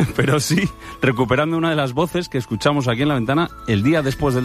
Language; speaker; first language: Spanish; native; Spanish